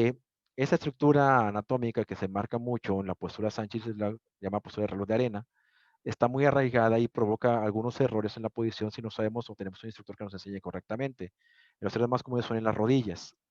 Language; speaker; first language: Spanish; native; Spanish